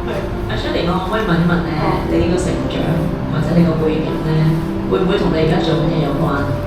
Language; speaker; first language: Cantonese; native; Cantonese